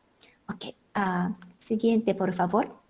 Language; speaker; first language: Spanish; non-native, fluent; Japanese